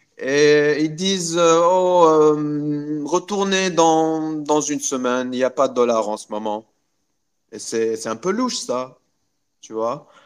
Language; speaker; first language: French; non-native, local second language; Arabic